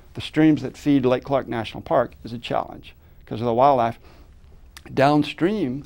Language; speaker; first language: English; native; English